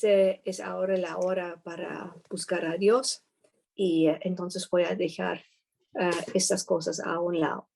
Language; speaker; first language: Spanish; non-native, fluent; German